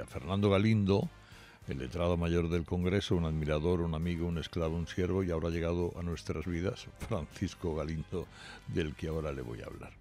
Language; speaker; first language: Spanish; native; Spanish